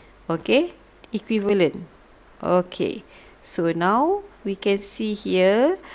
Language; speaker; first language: English; non-native, local second language; Malay